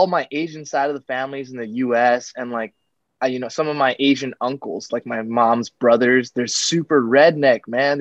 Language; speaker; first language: English; non-native, fluent; Chinese